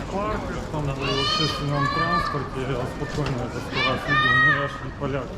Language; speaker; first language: Russian; native; Russian